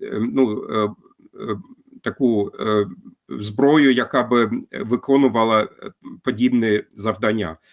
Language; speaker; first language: Ukrainian; non-native, fluent; German